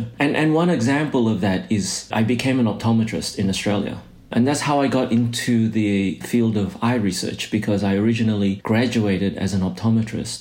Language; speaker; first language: English; native; English